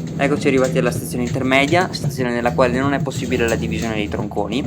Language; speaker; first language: Italian; native; Italian